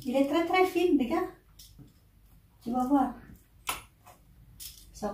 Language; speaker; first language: French; non-native, learner; Indonesian